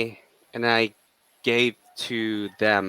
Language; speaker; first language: English; non-native, learner; Korean